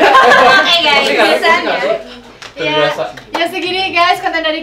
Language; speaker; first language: Indonesian; native; Indonesian